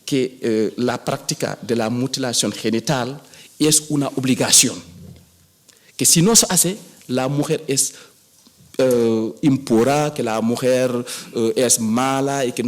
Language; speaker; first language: Spanish; non-native, fluent; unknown